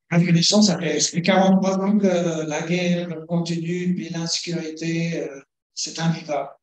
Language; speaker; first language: French; non-native, fluent; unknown